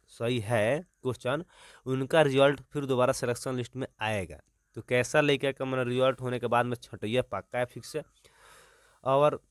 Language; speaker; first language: Hindi; native; Hindi